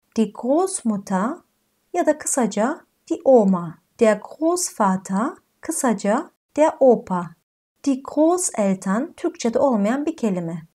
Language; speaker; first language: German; non-native, fluent; Turkish